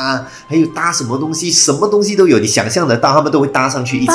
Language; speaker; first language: Chinese; native; Chinese